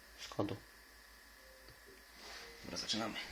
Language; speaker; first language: Polish; native; Polish